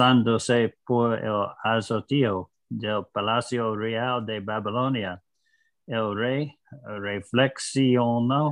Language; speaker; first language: Spanish; non-native, learner; English